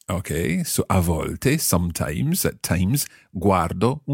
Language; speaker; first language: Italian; non-native, fluent; English